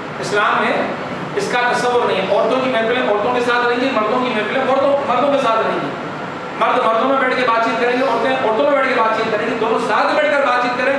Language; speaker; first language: Urdu; non-native, local second language; Sindhi